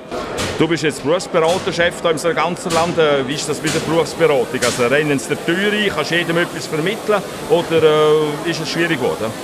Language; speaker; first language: German; native; German